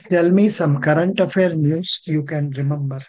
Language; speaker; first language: English; non-native, local second language; Telugu